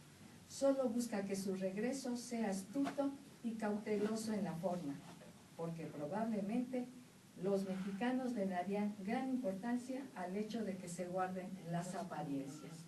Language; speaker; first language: Spanish; native; Spanish